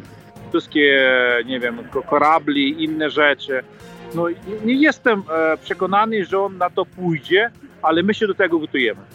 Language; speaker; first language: Polish; non-native, fluent; Ukrainian